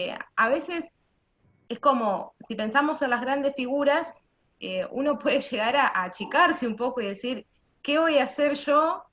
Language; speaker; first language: Spanish; native; Spanish